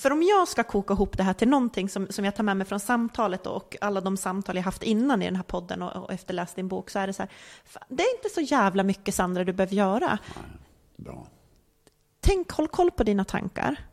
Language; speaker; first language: Swedish; native; Swedish